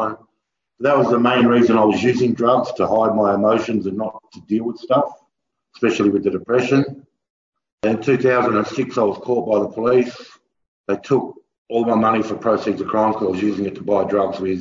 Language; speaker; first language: English; native; English